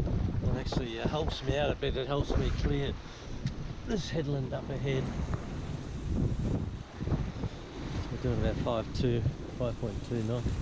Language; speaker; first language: English; native; English